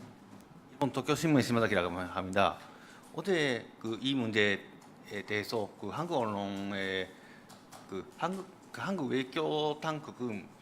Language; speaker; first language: Korean; non-native, fluent; Japanese